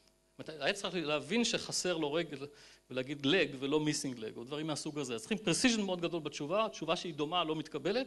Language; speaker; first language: Hebrew; native; Hebrew